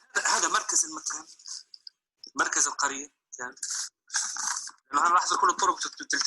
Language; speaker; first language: Arabic; native; Arabic